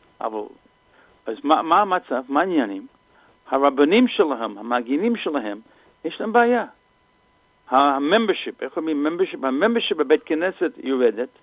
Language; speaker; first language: Hebrew; non-native, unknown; English